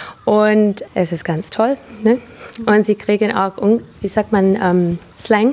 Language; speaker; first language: German; non-native, fluent; English